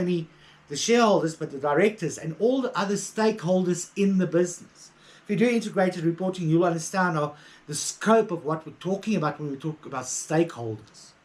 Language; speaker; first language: English; native; English